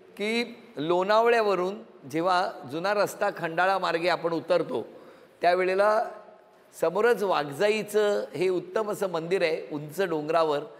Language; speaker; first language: Marathi; native; Marathi